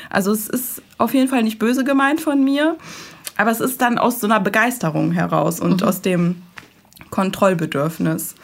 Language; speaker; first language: German; early bilingual, other home language; Persian